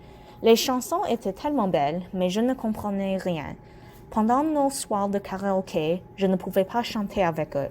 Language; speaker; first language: French; non-native, local second language; English